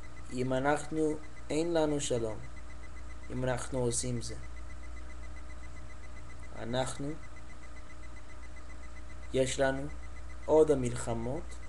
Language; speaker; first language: Hebrew; non-native, learner; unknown